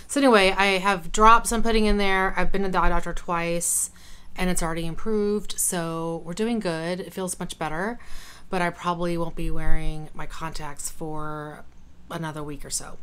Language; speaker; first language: English; native; English